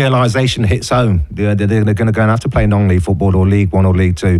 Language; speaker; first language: English; native; English